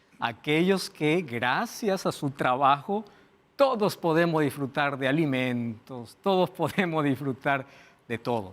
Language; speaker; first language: Spanish; non-native, fluent; Portuguese